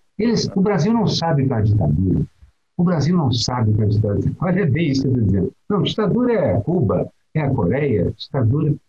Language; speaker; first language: Portuguese; native; Portuguese